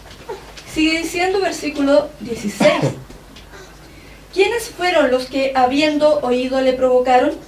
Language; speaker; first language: Spanish; native; Spanish